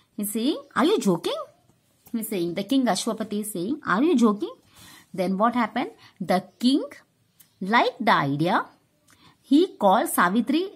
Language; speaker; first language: English; non-native, local second language; Tamil